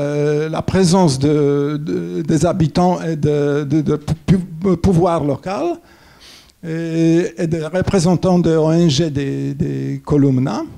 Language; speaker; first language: French; non-native, fluent; Polish